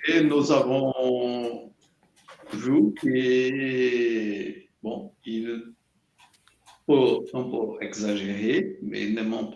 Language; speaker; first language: French; non-native, learner; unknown